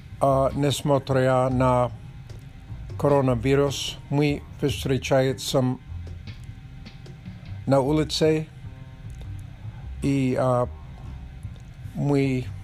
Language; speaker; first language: Russian; non-native, learner; English